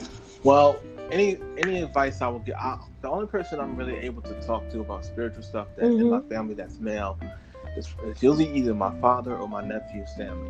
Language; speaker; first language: English; native; English